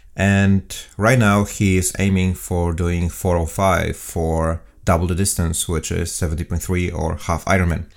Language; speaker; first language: English; non-native, fluent; Polish